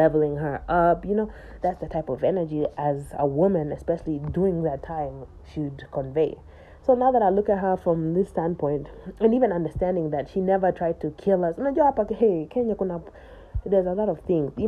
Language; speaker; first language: English; native; English